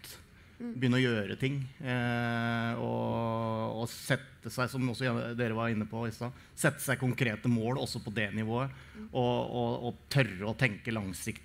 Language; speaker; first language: Norwegian; native; Norwegian